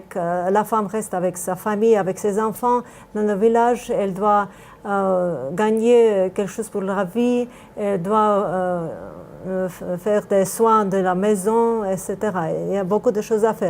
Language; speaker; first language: French; non-native, fluent; Armenian